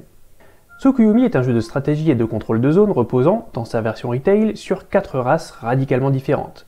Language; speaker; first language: French; native; French